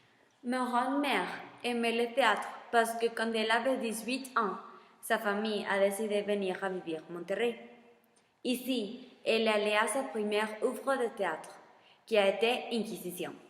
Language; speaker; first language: French; non-native, learner; Spanish